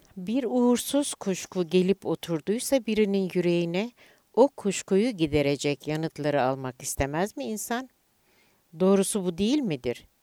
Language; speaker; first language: Turkish; native; Turkish